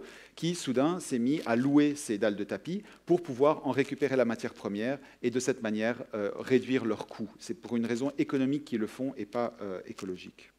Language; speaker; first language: French; native; French